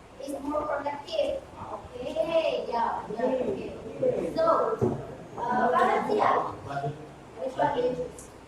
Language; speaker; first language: English; non-native, learner; Indonesian